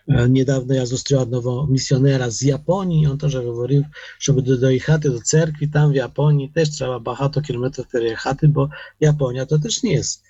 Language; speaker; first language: Polish; non-native, learner; Ukrainian